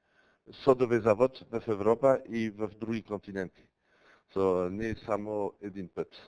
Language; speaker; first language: Bulgarian; non-native, learner; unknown